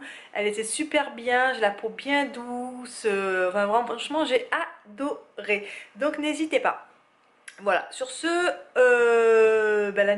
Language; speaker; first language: French; native; French